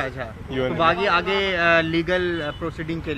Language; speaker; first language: Hindi; native; Hindi